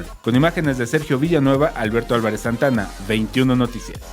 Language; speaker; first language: Spanish; native; Spanish